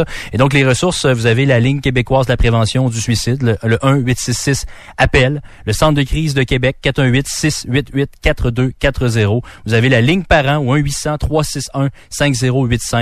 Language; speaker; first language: French; native; French